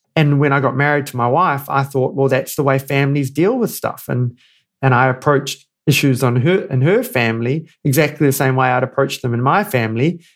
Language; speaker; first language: English; native; English